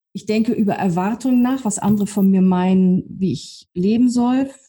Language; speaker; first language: German; native; German